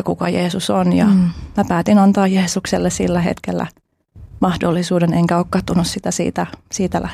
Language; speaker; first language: Finnish; early bilingual, other home language; Albanian